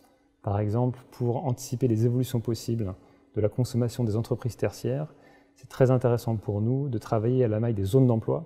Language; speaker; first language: French; native; French